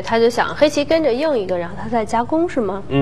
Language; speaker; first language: Chinese; native; Chinese